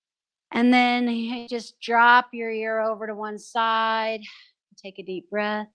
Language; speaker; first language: English; native; English